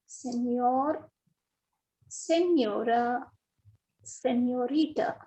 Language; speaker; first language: Spanish; non-native, learner; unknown